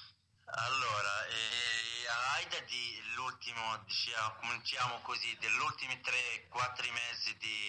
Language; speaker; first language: Italian; non-native, learner; Arabic